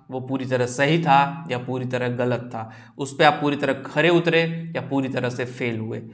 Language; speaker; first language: Hindi; native; Hindi